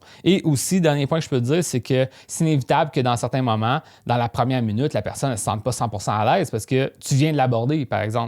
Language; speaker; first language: French; native; French